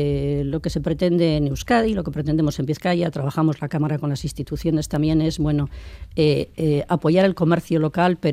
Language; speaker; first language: Spanish; native; Spanish